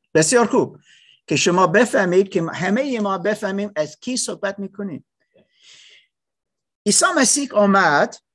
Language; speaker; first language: Persian; non-native, learner; English